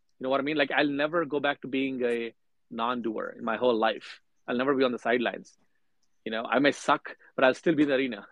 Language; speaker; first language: English; non-native, local second language; Telugu